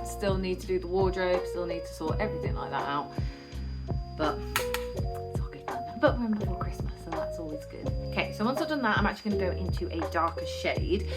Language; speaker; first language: English; native; English